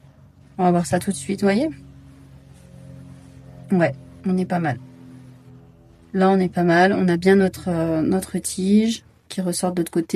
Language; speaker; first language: French; native; French